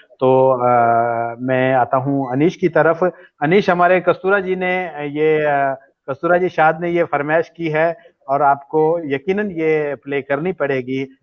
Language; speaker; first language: Urdu; non-native, local second language; Marwari